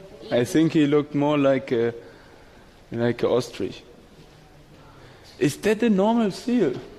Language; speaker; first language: English; non-native, fluent; German